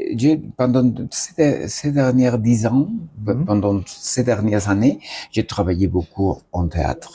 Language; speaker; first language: French; non-native, learner; Spanish